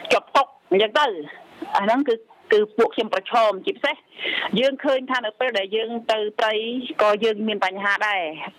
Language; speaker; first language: Khmer; non-native, local second language; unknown